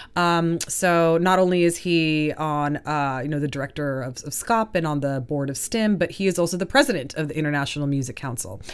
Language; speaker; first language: English; native; English